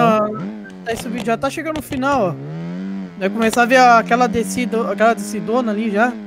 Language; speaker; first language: Portuguese; native; Portuguese